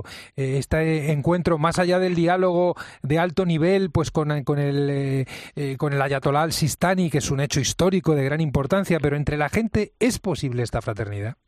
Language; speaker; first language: Spanish; native; Spanish